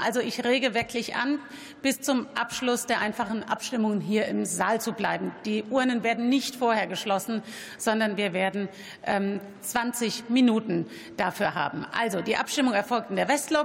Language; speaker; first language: German; native; German